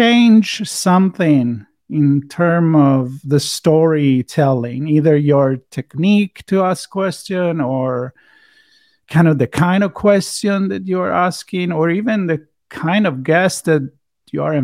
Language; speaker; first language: English; non-native, fluent; Italian